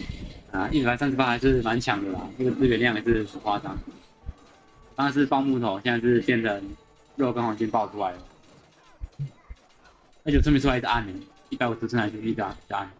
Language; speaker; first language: Chinese; native; Chinese